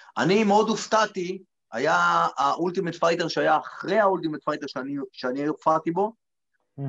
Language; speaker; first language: Hebrew; native; Hebrew